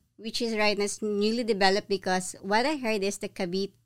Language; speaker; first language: English; non-native, local second language; Filipino